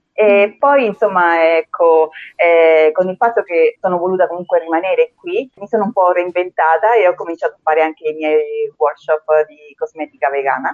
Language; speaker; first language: Italian; early bilingual, other home language; Spanish